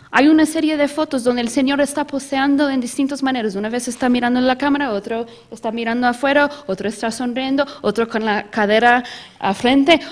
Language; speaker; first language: Spanish; early bilingual, heritage; Spanish